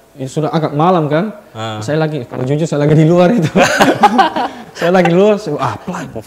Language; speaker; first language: Indonesian; non-native, fluent; Dutch